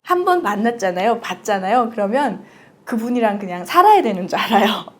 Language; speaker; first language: Korean; native; Korean